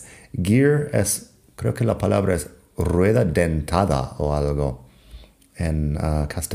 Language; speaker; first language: Spanish; non-native, fluent; English